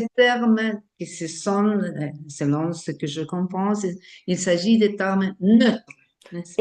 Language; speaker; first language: French; non-native, fluent; Spanish